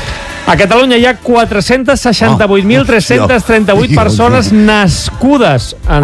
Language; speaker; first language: Catalan; native; Catalan